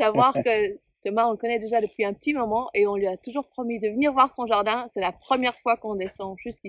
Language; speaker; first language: French; native; French